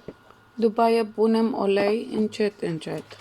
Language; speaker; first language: Romanian; non-native, learner; Arabic